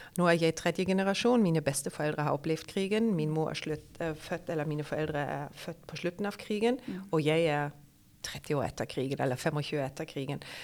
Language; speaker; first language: Norwegian; non-native, fluent; German